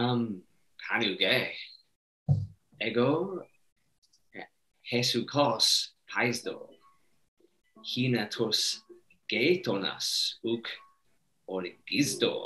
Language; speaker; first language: Greek; non-native, learner; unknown